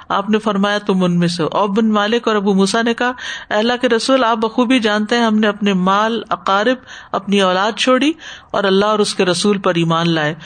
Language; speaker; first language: Urdu; native; Urdu